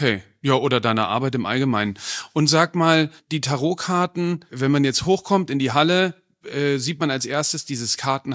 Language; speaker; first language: German; native; German